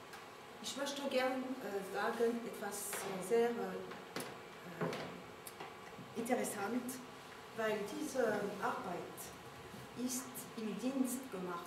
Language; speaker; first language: German; non-native, learner; French